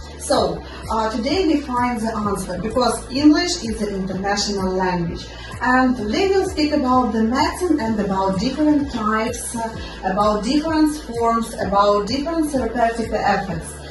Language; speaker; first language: English; non-native, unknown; Ukrainian